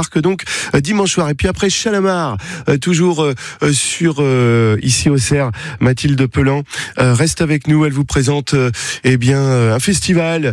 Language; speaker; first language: French; native; French